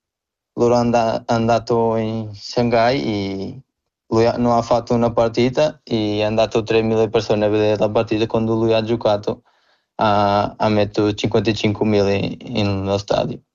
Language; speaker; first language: Italian; non-native, fluent; Portuguese